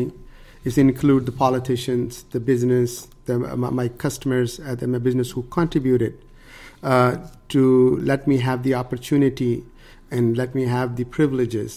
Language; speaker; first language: English; non-native, local second language; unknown